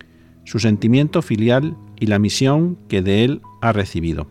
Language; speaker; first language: Spanish; native; Spanish